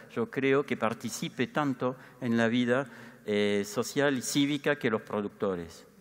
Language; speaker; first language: Spanish; non-native, fluent; French